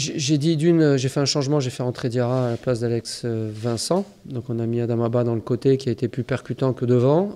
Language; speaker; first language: French; native; French